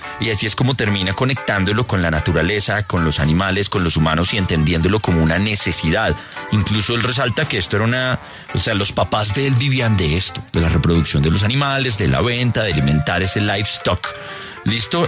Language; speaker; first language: Spanish; native; Spanish